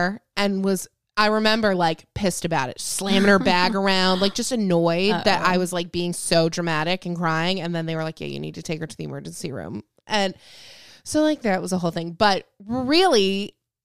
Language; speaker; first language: English; native; English